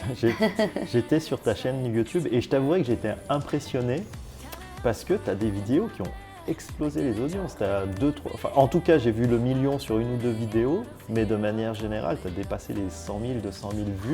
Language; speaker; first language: French; native; French